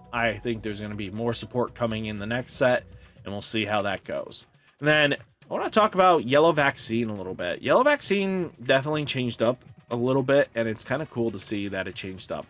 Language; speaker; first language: English; native; English